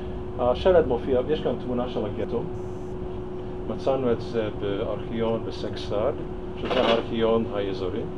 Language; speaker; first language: Hebrew; non-native, fluent; Hungarian